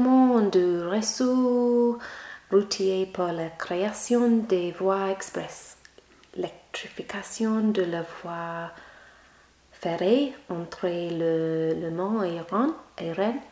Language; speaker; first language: French; non-native, learner; English